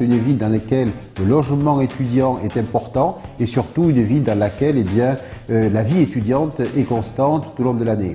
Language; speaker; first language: French; native; French